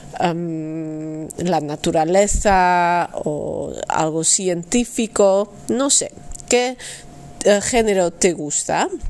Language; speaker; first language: Spanish; non-native, fluent; Dutch